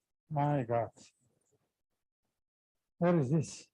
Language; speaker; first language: English; non-native, fluent; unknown